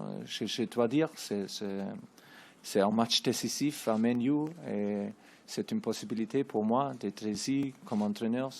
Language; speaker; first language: French; non-native, learner; German